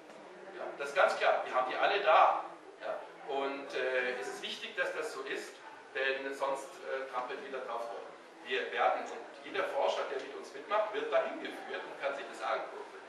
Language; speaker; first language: German; native; German